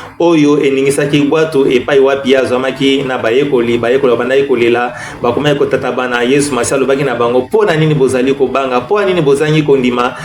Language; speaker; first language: Lingala; native; Lingala